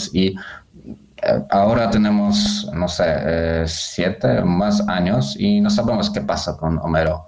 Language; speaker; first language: Spanish; non-native, learner; Polish